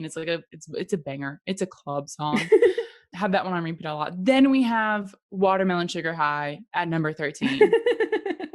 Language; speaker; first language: English; native; English